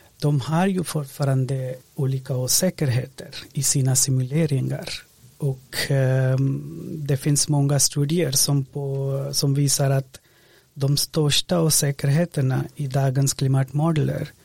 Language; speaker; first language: Swedish; non-native, fluent; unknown